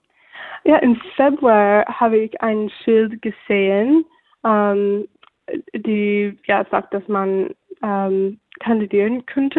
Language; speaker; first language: German; non-native, fluent; English